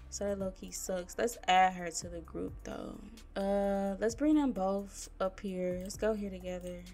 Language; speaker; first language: English; native; English